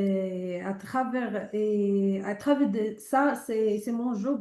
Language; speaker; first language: French; non-native, learner; Arabic